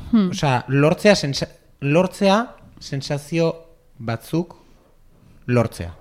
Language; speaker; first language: Basque; native; Basque